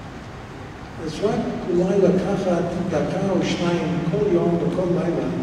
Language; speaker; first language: Hebrew; non-native, fluent; English